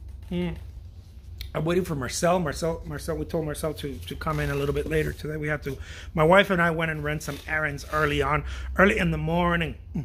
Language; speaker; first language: English; non-native, fluent; Spanish